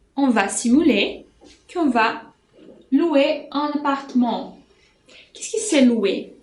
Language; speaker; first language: French; non-native, fluent; Portuguese